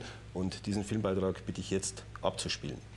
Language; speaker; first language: German; native; German